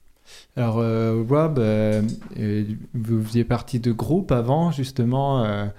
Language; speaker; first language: French; native; French